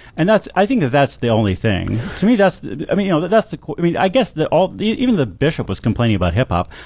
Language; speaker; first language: English; native; English